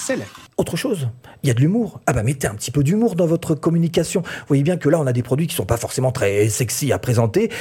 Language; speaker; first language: French; native; French